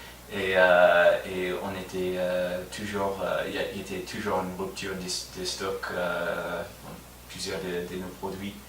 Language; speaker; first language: French; non-native, fluent; English